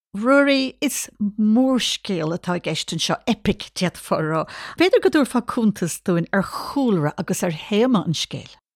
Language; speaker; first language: Irish; native; Irish